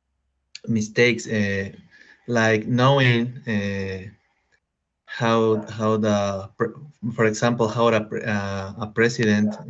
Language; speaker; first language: English; non-native, learner; Spanish